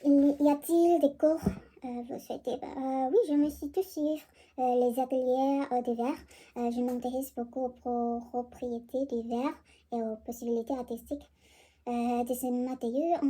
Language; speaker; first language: French; non-native, learner; Korean